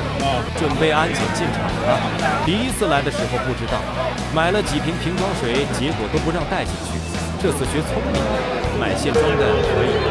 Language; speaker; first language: Chinese; native; Chinese